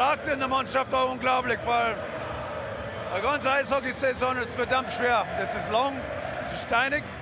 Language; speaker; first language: German; non-native, fluent; English